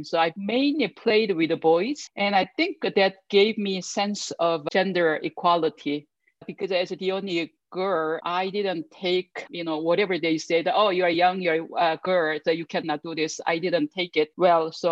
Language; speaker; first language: English; non-native, fluent; Korean